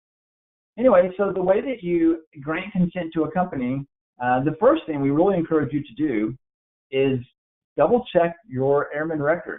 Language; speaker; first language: English; native; English